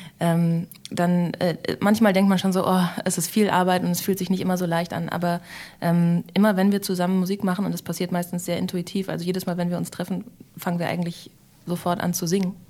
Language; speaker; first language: German; native; German